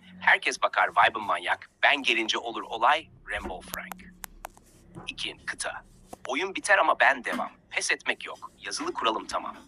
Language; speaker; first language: Turkish; native; Turkish